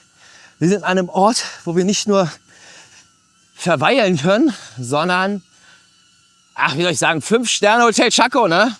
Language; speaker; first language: German; native; German